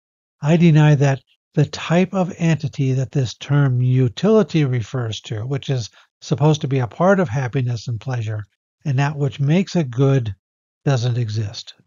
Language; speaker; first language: English; native; English